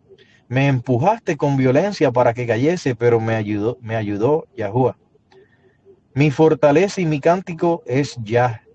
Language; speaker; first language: Spanish; native; Spanish